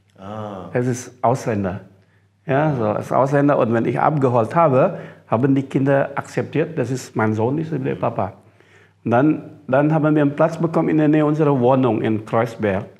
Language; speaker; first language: German; non-native, fluent; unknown